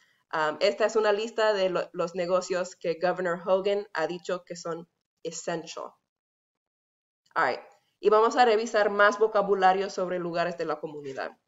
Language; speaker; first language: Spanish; non-native, fluent; English